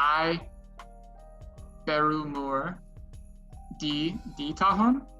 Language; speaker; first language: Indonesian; non-native, learner; English